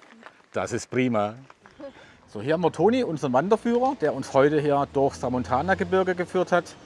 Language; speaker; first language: German; native; German